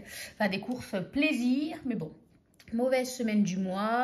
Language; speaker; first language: French; native; French